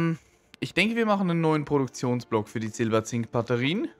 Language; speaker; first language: German; native; German